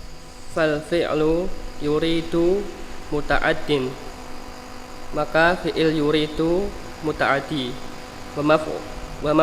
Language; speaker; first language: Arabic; non-native, learner; Indonesian